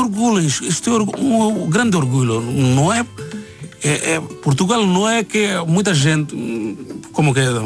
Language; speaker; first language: Portuguese; non-native, learner; Bangla